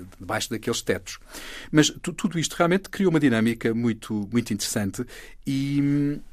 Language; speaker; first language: Portuguese; native; Portuguese